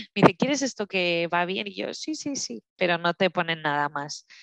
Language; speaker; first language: Spanish; native; Spanish